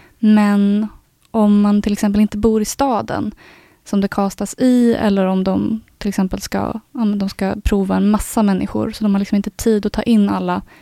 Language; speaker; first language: Swedish; native; Swedish